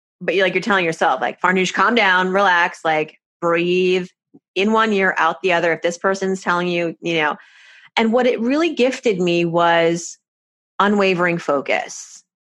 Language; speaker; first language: English; early bilingual, other home language; Persian